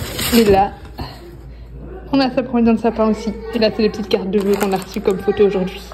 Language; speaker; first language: French; native; French